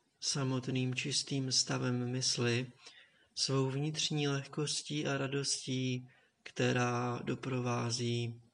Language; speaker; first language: Czech; native; Czech